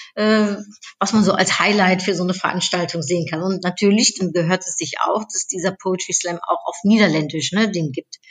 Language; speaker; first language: German; native; German